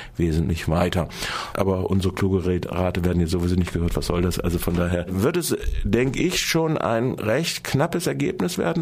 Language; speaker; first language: German; native; German